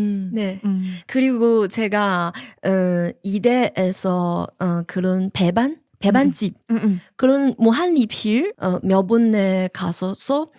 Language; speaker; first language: Korean; non-native, learner; Chinese